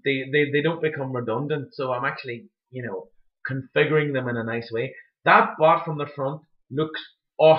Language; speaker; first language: English; native; English